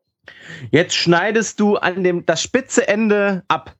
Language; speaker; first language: German; native; German